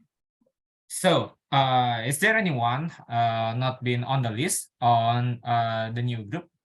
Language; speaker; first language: English; non-native, learner; Indonesian